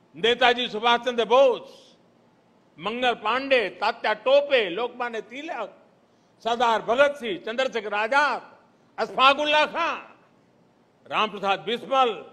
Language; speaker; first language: Hindi; non-native, local second language; Gujarati